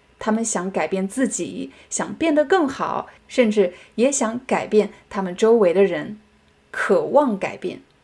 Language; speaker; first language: Chinese; native; Chinese